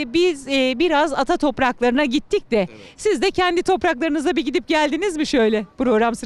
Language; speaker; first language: Turkish; native; Turkish